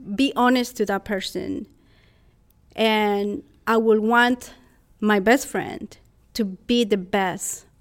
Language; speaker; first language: English; non-native, fluent; Spanish